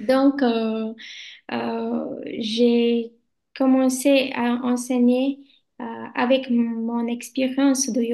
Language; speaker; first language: French; non-native, learner; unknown